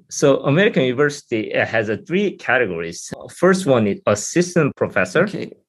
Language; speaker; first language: English; non-native, fluent; Korean